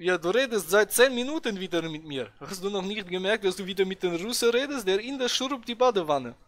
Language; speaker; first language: German; native; German